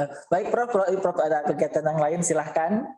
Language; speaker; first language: Indonesian; native; Indonesian